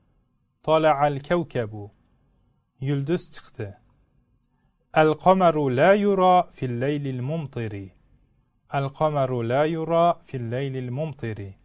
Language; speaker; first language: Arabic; non-native, fluent; Uzbek